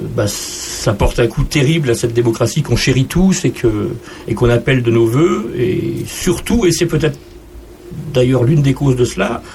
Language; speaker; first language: French; native; French